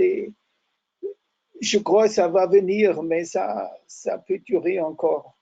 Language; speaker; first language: French; non-native, fluent; German